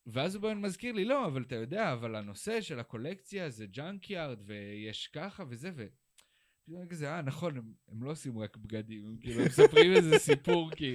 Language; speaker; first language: Hebrew; native; Hebrew